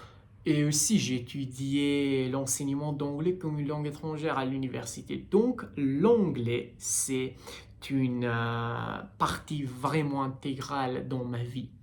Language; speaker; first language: French; non-native, learner; Persian